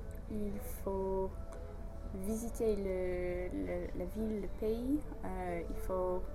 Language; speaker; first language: French; non-native, fluent; English